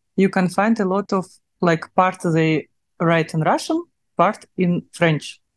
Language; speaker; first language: English; non-native, learner; Russian